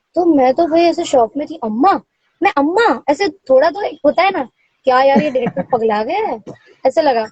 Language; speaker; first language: Hindi; non-native, local second language; Marathi